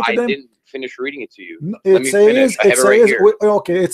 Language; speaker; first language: English; native; English